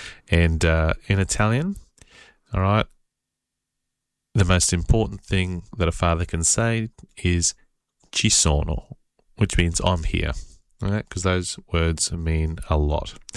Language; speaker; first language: English; native; English